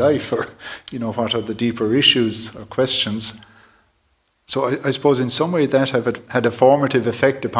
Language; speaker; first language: English; native; English